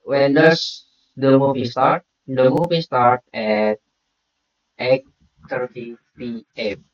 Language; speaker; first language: English; non-native, learner; Indonesian